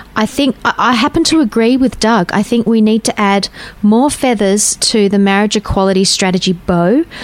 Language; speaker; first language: English; native; English